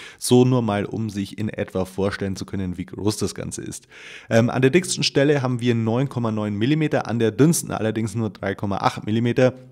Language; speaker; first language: German; native; German